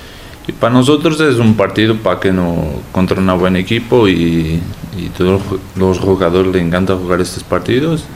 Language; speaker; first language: Spanish; non-native, fluent; Portuguese